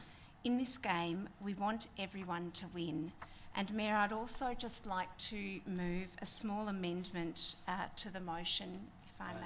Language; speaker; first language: English; native; English